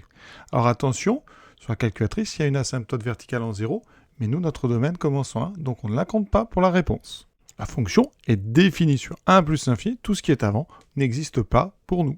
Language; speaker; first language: French; native; French